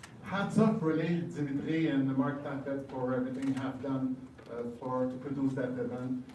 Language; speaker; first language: English; non-native, fluent; French